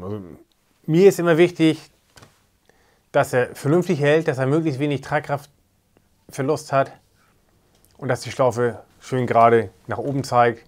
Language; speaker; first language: German; native; German